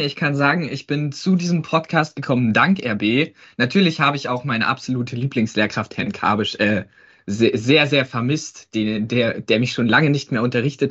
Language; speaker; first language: German; native; German